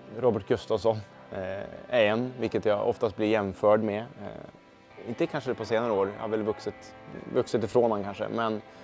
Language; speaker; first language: Swedish; native; Swedish